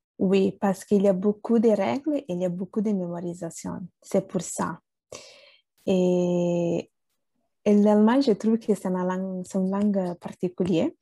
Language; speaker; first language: French; non-native, fluent; Bangla